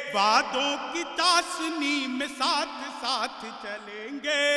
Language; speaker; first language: Hindi; native; Hindi